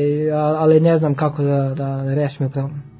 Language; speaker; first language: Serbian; non-native, learner; Norwegian